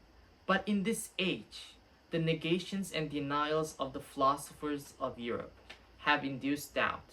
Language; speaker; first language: English; non-native, fluent; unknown